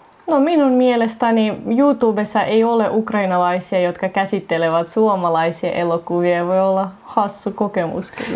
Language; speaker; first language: Finnish; non-native, fluent; Russian